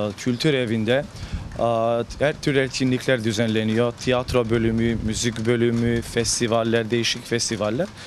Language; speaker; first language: Turkish; native; Turkish